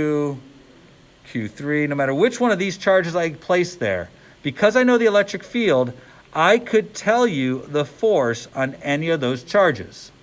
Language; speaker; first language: English; native; English